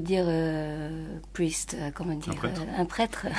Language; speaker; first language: French; non-native, fluent; Japanese